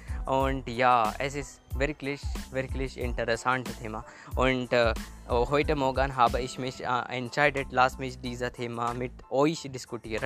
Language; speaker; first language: German; non-native, learner; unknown